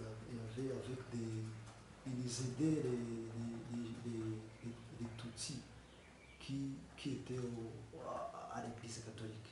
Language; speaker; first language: French; non-native, learner; Kinyarwanda